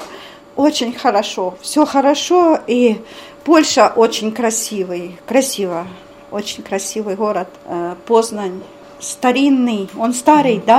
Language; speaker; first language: Russian; non-native, local second language; Ukrainian